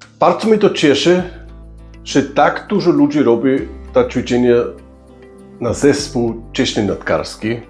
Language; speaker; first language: Polish; early bilingual, heritage; Polish